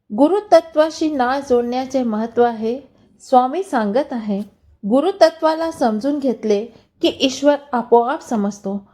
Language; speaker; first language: Marathi; non-native, local second language; Hindi